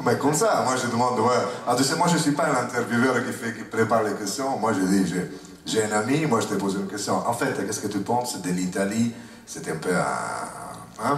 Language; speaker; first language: French; non-native, fluent; Italian